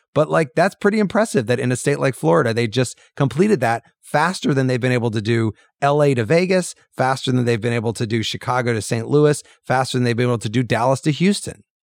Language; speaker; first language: English; native; English